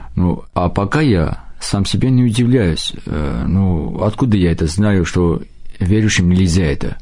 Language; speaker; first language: Russian; non-native, local second language; Armenian